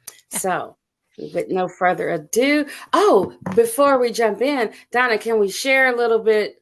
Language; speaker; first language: English; native; English